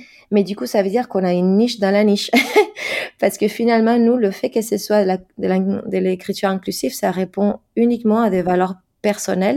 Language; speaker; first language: French; non-native, fluent; Spanish